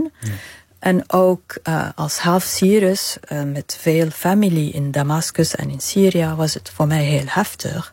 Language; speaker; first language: Dutch; non-native, fluent; Arabic